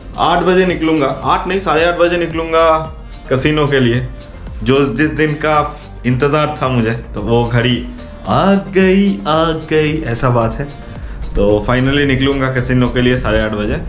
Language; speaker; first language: Hindi; non-native, local second language; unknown